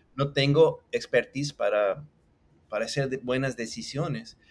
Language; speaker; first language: Spanish; non-native, local second language; English